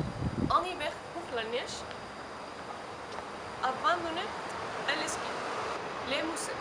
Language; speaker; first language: French; non-native, learner; Spanish